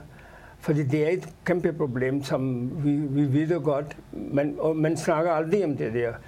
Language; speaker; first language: Danish; non-native, fluent; Urdu